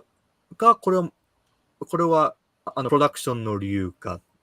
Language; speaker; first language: Japanese; early bilingual, heritage; Japanese